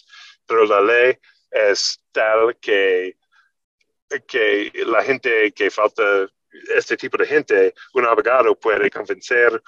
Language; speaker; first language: Spanish; non-native, learner; English